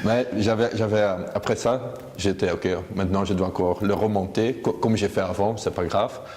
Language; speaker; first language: French; non-native, local second language; Dutch